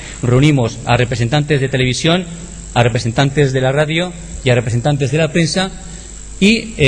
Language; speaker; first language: Spanish; native; Spanish